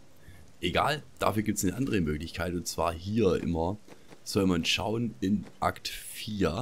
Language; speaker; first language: German; native; German